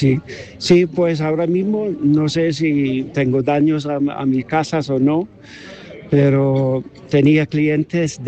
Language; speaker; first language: Spanish; non-native, learner; English